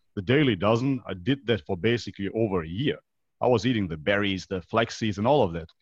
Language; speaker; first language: English; non-native, fluent; Macedonian